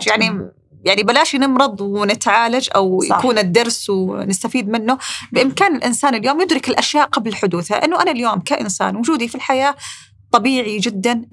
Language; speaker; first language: Arabic; native; Arabic